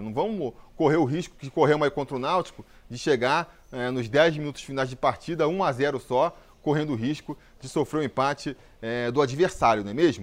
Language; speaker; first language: Portuguese; native; Portuguese